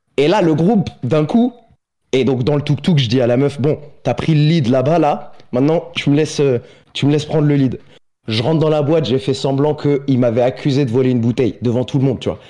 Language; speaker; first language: French; native; French